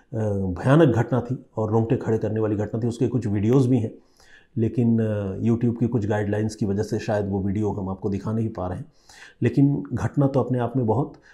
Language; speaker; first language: Hindi; non-native, local second language; Bangla